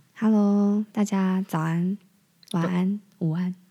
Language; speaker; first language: Chinese; native; Chinese